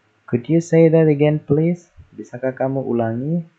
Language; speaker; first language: English; non-native, fluent; Indonesian